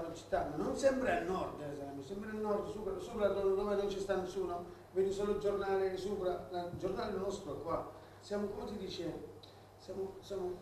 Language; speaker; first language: Italian; non-native, learner; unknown